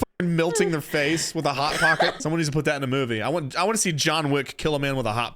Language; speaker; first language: English; native; English